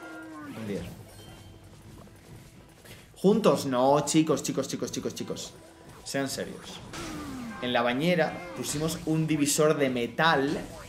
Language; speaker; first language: Spanish; native; Spanish